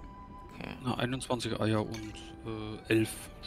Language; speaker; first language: German; native; German